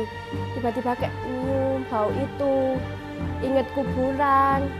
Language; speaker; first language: Indonesian; native; Indonesian